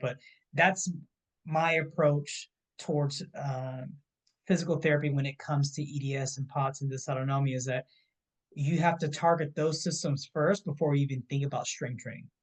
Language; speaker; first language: English; native; English